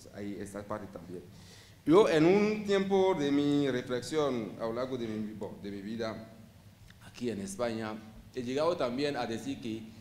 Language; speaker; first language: Spanish; non-native, fluent; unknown